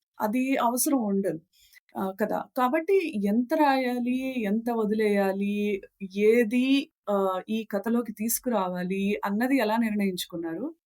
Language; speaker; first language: Telugu; native; Telugu